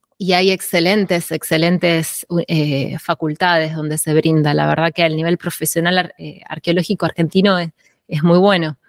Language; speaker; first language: Spanish; native; Spanish